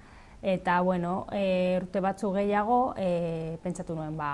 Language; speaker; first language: Basque; non-native, learner; Spanish